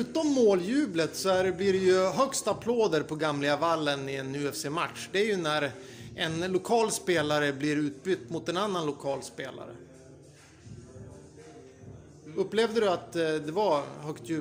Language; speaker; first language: Swedish; native; Swedish